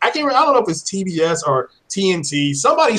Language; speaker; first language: English; native; English